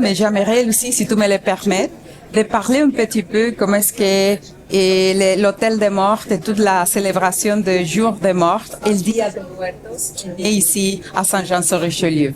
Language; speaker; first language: French; non-native, fluent; Spanish